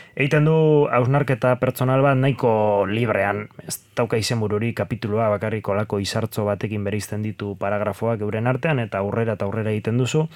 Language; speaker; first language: Basque; non-native, local second language; Spanish